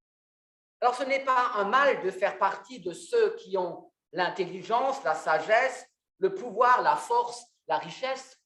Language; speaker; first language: French; native; French